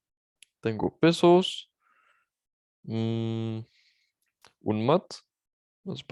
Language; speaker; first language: Spanish; non-native, learner; French